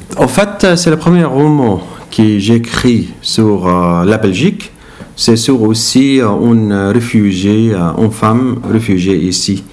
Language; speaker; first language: French; non-native, learner; Arabic